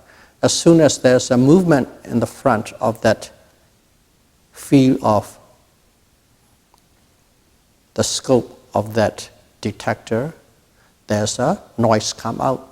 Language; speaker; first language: English; non-native, fluent; Burmese